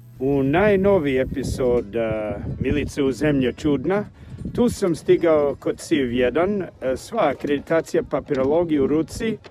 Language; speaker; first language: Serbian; non-native, learner; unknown